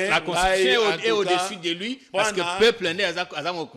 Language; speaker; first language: French; non-native, local second language; Lingala